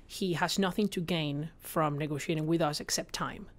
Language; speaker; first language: English; non-native, fluent; Spanish